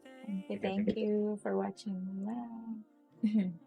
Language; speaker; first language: English; non-native, local second language; Filipino